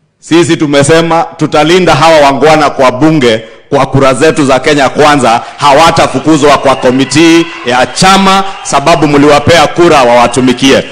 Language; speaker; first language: Swahili; non-native, local second language; Kikuyu